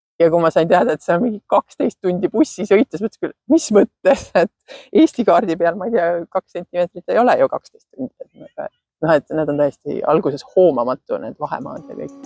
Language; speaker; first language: Estonian; native; Estonian